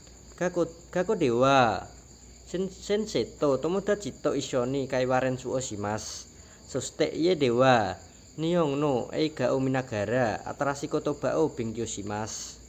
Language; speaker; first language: Japanese; non-native, learner; Indonesian